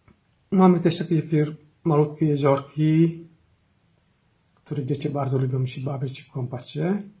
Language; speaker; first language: Polish; non-native, fluent; Somali